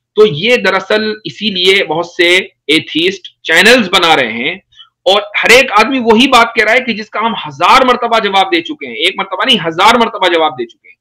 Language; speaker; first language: Urdu; native; Urdu